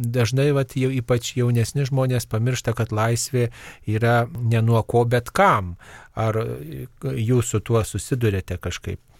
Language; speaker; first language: Lithuanian; native; Lithuanian